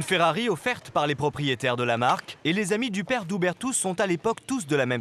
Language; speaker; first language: French; native; French